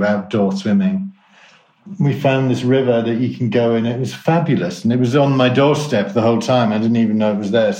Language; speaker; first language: English; native; English